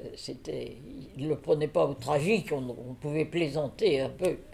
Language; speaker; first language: French; native; French